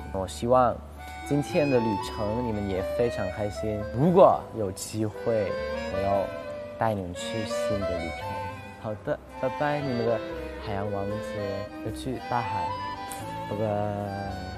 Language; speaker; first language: Chinese; non-native, learner; Thai